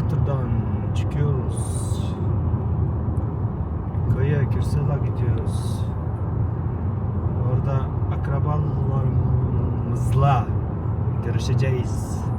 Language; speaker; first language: Turkish; non-native, fluent; Mongolian